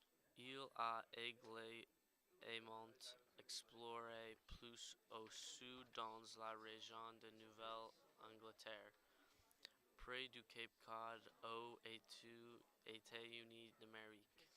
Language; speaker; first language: French; non-native, learner; English